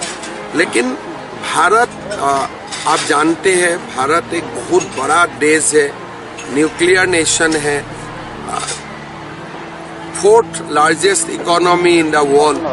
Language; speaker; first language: Hindi; non-native, local second language; Bangla